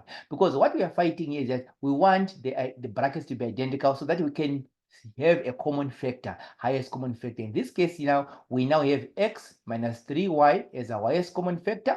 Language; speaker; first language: English; non-native, local second language; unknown